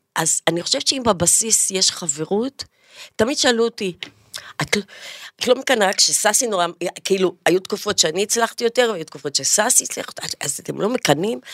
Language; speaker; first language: Hebrew; native; Hebrew